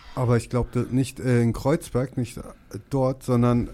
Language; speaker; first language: German; native; German